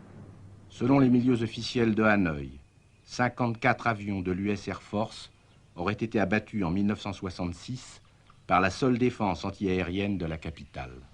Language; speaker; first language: French; native; French